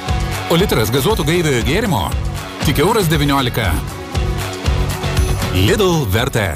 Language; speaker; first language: Lithuanian; native; Lithuanian